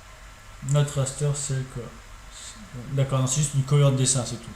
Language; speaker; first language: French; native; French